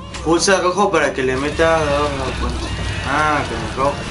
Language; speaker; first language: Spanish; native; Spanish